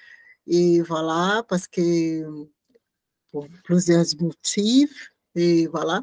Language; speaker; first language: French; non-native, learner; Portuguese